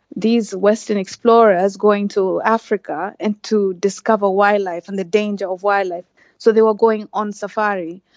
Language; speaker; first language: English; non-native, local second language; Swahili